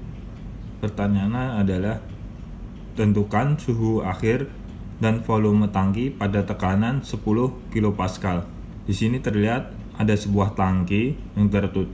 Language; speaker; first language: Indonesian; native; Indonesian